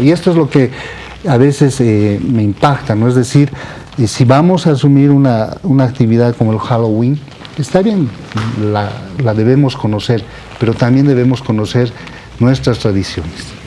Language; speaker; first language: Spanish; native; Spanish